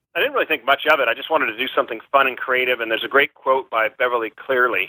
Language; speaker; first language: English; native; English